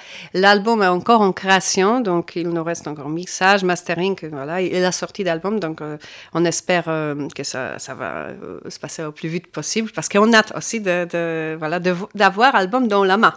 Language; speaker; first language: French; non-native, fluent; Polish